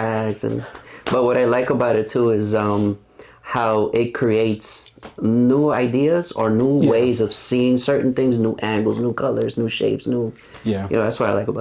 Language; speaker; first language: English; native; English